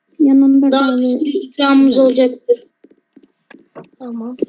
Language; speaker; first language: Turkish; native; Turkish